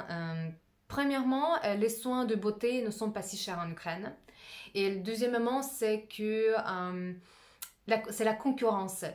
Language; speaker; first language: French; non-native, fluent; Russian